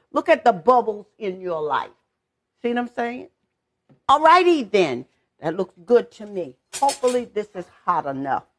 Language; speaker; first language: English; native; English